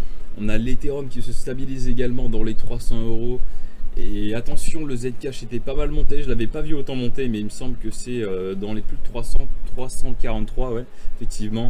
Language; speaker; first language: French; native; French